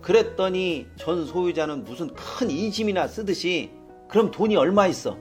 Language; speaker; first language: Korean; native; Korean